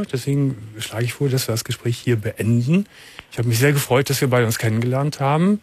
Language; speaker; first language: German; native; German